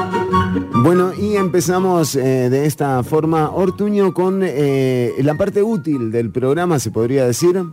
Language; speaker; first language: Spanish; native; Spanish